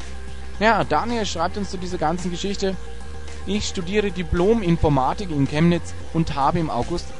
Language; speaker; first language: German; native; German